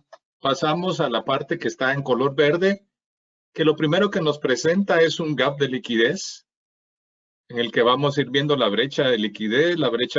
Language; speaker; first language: Spanish; native; Spanish